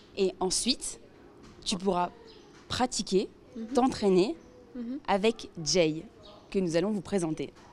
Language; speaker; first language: French; native; French